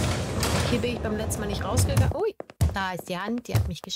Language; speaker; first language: German; native; German